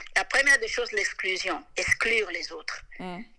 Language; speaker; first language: French; non-native, local second language; Lingala